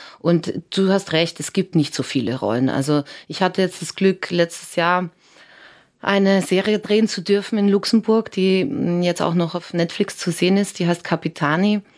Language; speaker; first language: German; early bilingual, other home language; Serbian